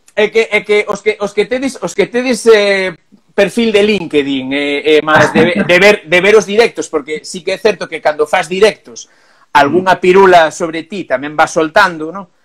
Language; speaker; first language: Galician; non-native, local second language; Spanish